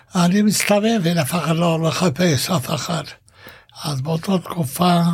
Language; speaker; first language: Hebrew; non-native, fluent; Hungarian